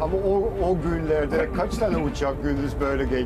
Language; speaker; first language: Turkish; non-native, fluent; Dutch